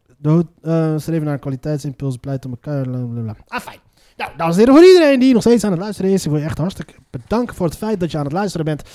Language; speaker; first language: Dutch; early bilingual, other home language; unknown